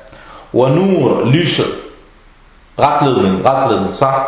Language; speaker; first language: Danish; early bilingual, other home language; Arabic